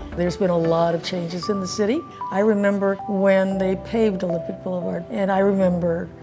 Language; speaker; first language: English; native; English